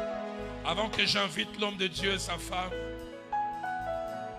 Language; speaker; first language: French; non-native, local second language; Lingala